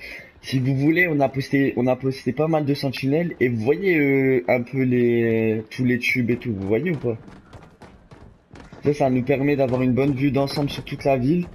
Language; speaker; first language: French; native; French